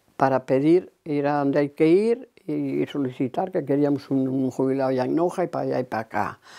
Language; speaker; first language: Spanish; native; Spanish